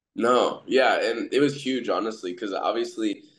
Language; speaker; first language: English; native; English